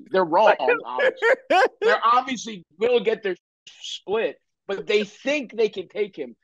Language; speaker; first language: English; native; English